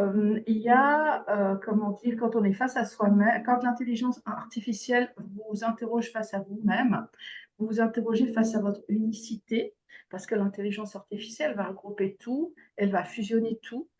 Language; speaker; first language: French; native; French